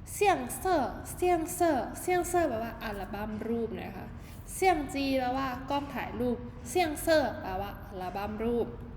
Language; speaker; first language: Thai; native; Thai